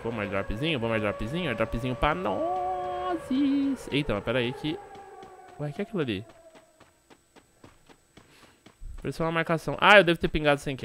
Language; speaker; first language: Portuguese; native; Portuguese